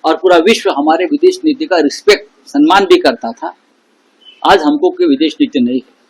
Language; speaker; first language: Hindi; non-native, local second language; Marathi